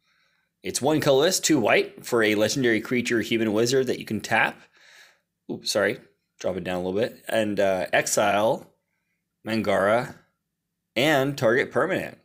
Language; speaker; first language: English; native; English